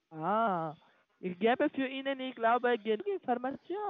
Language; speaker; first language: German; non-native, learner; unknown